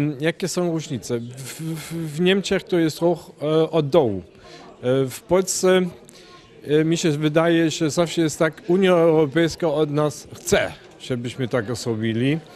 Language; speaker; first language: Polish; non-native, fluent; German